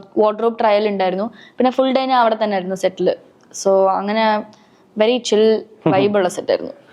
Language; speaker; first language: Malayalam; early bilingual, heritage; Malayalam